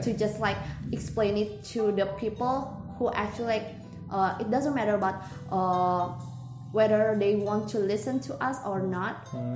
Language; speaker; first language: English; non-native, learner; Indonesian